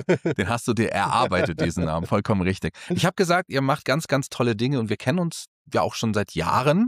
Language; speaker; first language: German; native; German